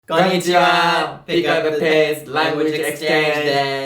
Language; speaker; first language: Japanese; non-native, learner; English